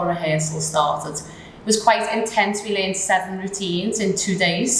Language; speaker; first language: English; native; English